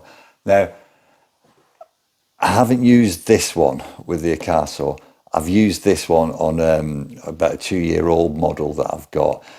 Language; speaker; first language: English; native; English